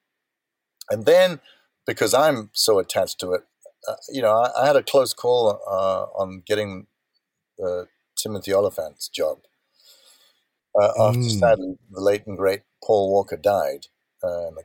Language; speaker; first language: English; native; English